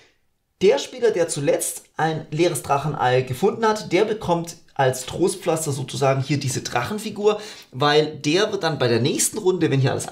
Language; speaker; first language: German; native; German